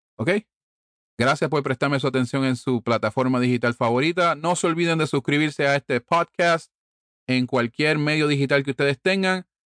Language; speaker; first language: Spanish; early bilingual, heritage; Spanish